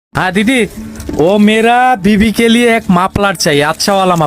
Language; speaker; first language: Hindi; non-native, learner; Bangla